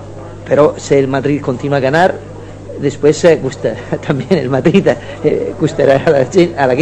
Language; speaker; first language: Spanish; non-native, fluent; Italian